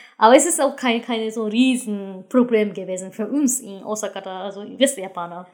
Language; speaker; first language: German; non-native, fluent; Japanese